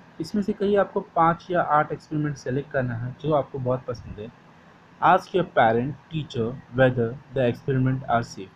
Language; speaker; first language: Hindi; non-native, local second language; Marathi